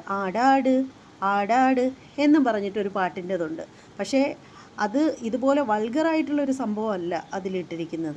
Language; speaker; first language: Malayalam; native; Malayalam